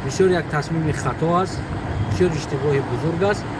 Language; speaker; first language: Persian; non-native, local second language; Uzbek